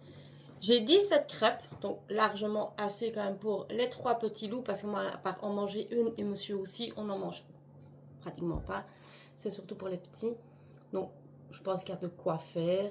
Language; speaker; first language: French; native; French